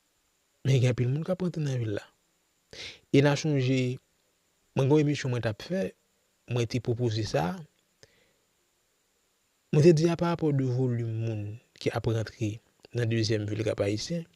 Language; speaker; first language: French; non-native, local second language; Haitian Creole